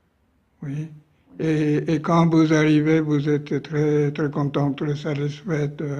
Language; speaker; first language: French; non-native, fluent; Japanese